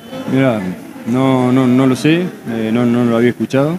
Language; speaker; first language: Spanish; native; Spanish